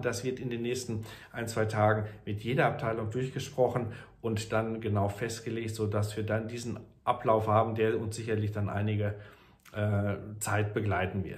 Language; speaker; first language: German; native; German